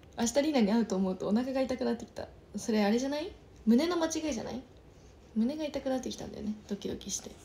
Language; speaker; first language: Japanese; native; Japanese